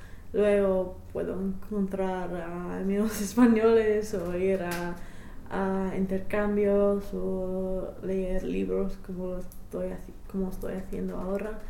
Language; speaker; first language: Spanish; non-native, fluent; English